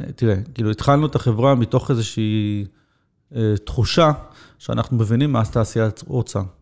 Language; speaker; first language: Hebrew; native; Hebrew